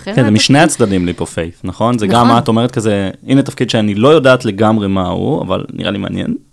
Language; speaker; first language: Hebrew; native; Hebrew